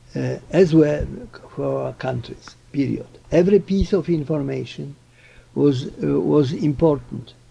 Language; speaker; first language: English; non-native, fluent; Polish